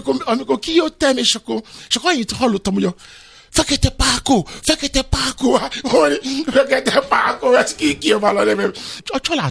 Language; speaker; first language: Hungarian; non-native, fluent; Yoruba